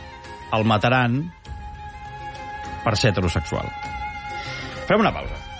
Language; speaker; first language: Catalan; native; Catalan